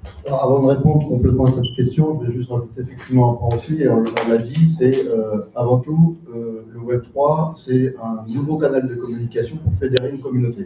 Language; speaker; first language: French; native; French